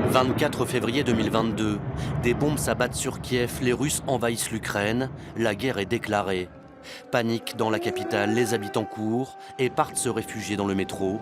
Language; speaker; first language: French; native; French